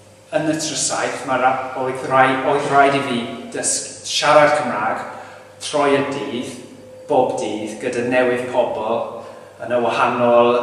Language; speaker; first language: Welsh; non-native, learner; English